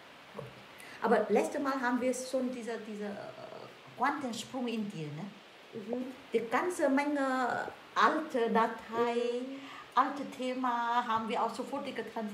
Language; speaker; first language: German; non-native, learner; Vietnamese